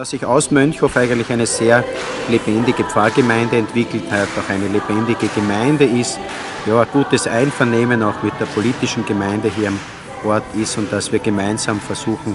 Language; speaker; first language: German; native; German